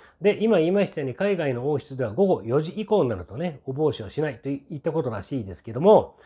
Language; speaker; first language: Japanese; native; Japanese